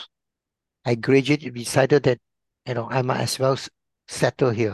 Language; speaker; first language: English; non-native, local second language; Min Nan Chinese